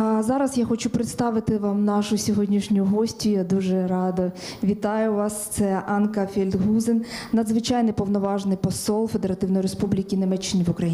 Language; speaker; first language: Ukrainian; native; Ukrainian